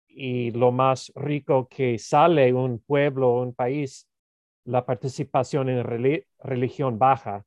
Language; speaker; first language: Spanish; non-native, fluent; English